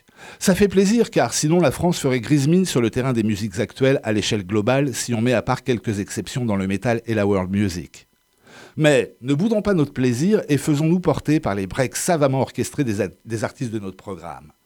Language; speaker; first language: French; native; French